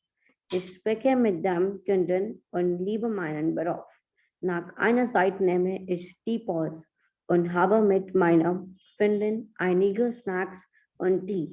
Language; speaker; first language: German; non-native, learner; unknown